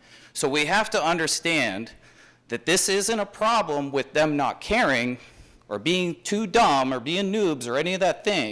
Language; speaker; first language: English; native; English